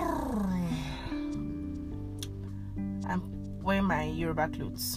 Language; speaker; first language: English; non-native, local second language; Yoruba